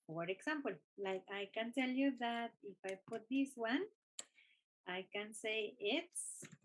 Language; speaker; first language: English; non-native, fluent; Spanish